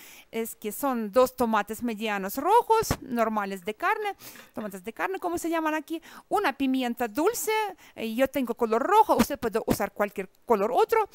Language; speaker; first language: Spanish; non-native, fluent; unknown